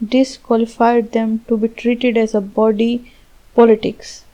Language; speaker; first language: English; non-native, local second language; Urdu